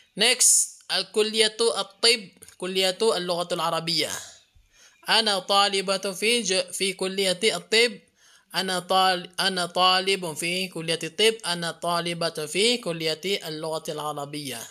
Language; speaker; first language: Arabic; non-native, fluent; Filipino